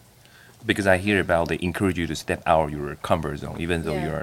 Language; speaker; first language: English; non-native, learner; Chinese